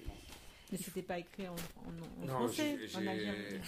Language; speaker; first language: French; native; French